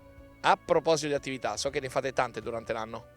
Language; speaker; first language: Italian; native; Italian